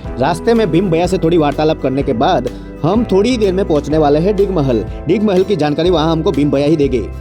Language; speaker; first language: Hindi; non-native, local second language; Gujarati